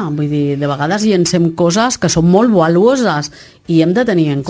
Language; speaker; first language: Catalan; native; Catalan